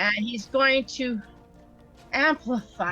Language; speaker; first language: English; native; English